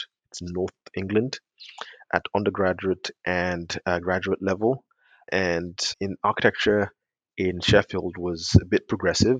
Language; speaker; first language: English; native; English